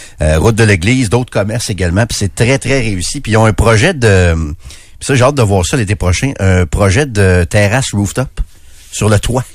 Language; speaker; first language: French; native; French